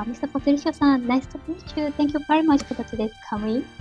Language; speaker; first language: English; non-native, learner; Japanese